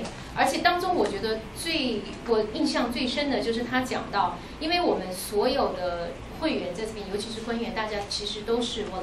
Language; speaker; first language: Chinese; native; Chinese